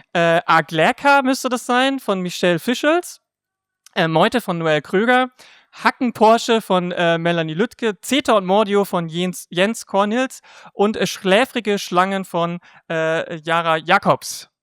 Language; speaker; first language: German; native; German